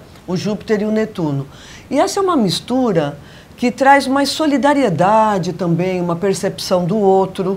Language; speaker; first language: Portuguese; native; Portuguese